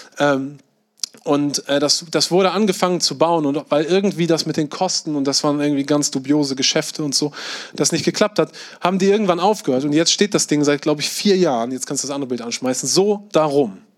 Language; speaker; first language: German; native; German